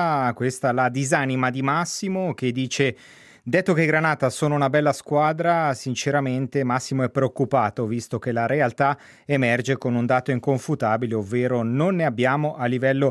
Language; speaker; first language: Italian; native; Italian